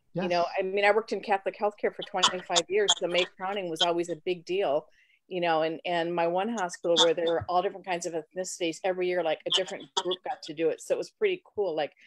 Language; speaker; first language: English; native; English